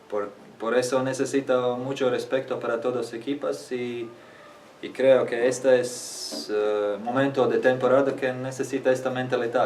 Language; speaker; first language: Spanish; non-native, learner; Latvian